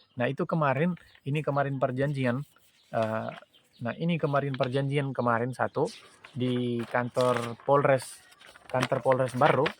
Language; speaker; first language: Indonesian; non-native, fluent; Urdu